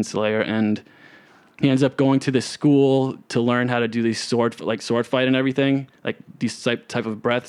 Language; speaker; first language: English; non-native, fluent; Italian